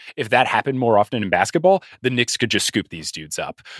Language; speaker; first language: English; native; English